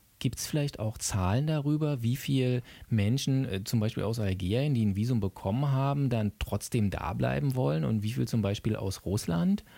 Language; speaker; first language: German; native; German